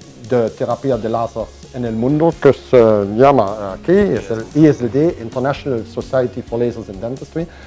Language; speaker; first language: Spanish; non-native, learner; German